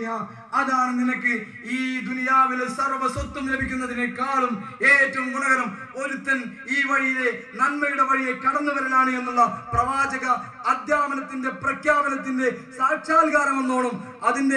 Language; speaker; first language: Malayalam; native; Malayalam